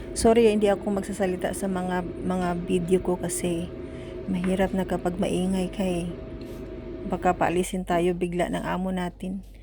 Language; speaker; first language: Filipino; non-native, local second language; Cebuano